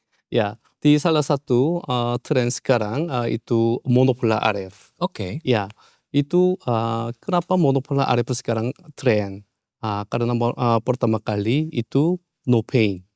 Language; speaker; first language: Indonesian; non-native, learner; Korean